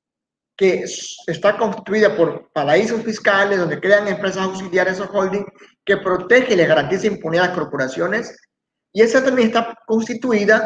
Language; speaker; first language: Spanish; native; Spanish